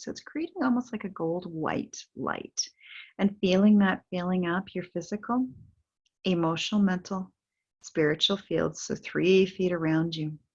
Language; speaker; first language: English; native; English